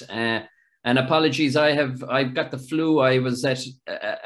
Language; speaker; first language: English; native; English